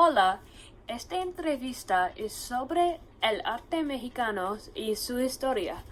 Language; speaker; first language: Spanish; non-native, learner; English